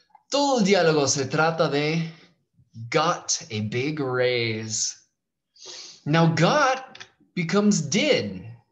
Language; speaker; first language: Spanish; native; Spanish